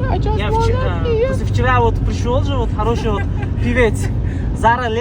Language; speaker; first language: Russian; non-native, learner; Uzbek